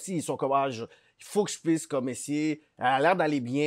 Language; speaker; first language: French; native; French